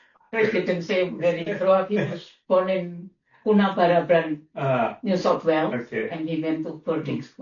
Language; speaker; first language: English; non-native, learner; Indonesian